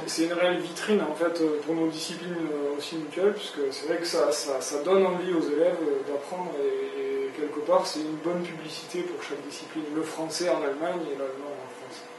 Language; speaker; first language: French; native; French